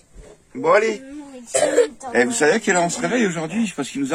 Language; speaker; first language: French; native; French